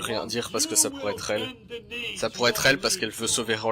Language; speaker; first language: French; native; French